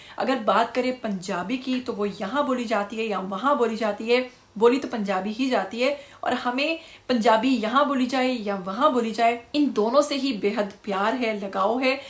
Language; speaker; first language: Urdu; native; Urdu